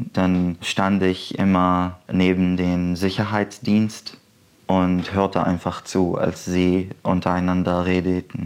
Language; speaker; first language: German; non-native, fluent; Arabic